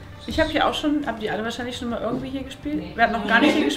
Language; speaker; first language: German; native; German